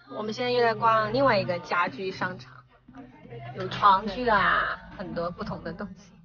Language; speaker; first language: Chinese; native; Chinese